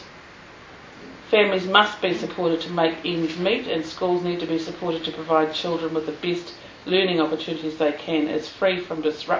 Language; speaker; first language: English; native; English